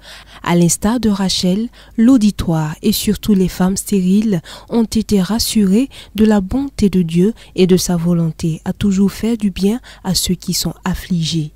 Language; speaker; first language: French; non-native, local second language; Mossi